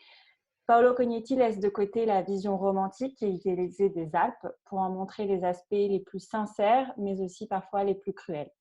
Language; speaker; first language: French; native; French